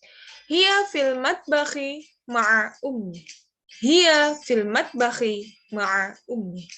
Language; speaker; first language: Arabic; non-native, fluent; Indonesian